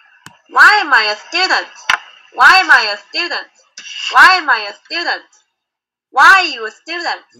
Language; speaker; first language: English; non-native, learner; Korean